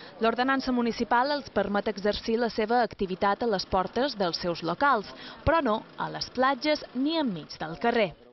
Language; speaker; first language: Catalan; native; Catalan